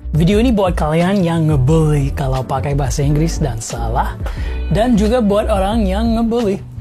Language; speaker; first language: Indonesian; non-native, fluent; English